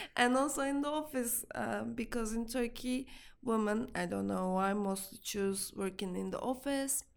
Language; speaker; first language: English; non-native, learner; Turkish